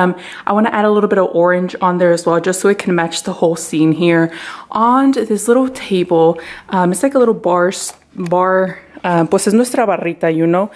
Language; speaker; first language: English; early bilingual, other home language; Spanish